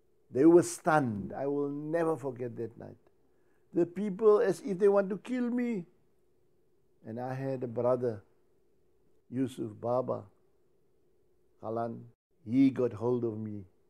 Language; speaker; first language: English; native; English